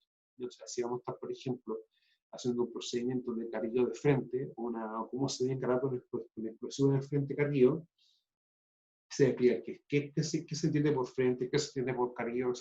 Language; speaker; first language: Spanish; native; Spanish